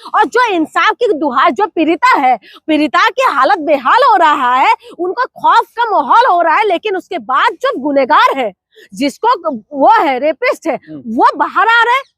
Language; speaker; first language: Hindi; non-native, local second language; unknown